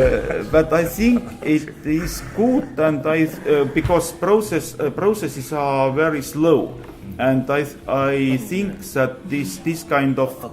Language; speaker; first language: English; non-native, fluent; Estonian